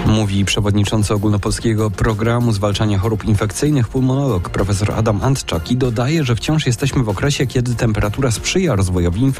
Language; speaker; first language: Polish; native; Polish